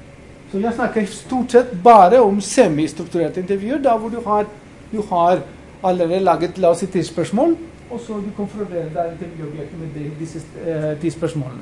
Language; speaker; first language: Norwegian; non-native, fluent; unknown